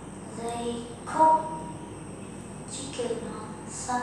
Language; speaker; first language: English; non-native, learner; Vietnamese